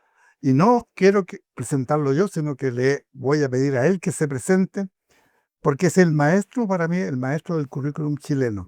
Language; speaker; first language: Spanish; native; Spanish